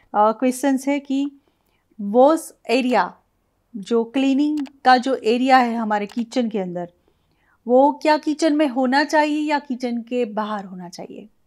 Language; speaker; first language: Hindi; non-native, local second language; Gujarati